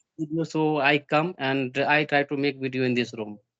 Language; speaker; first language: English; non-native, learner; Hindi